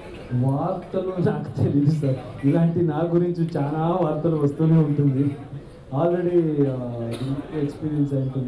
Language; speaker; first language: Telugu; non-native, fluent; Kannada